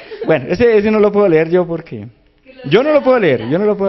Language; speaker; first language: Spanish; native; Spanish